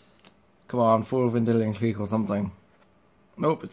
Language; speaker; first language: English; native; English